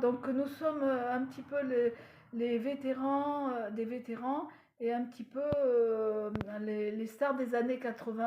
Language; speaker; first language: French; native; French